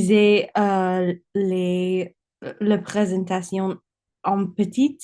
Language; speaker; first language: French; non-native, learner; English